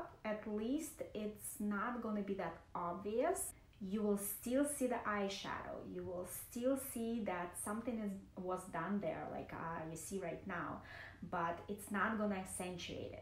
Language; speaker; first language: English; non-native, fluent; Russian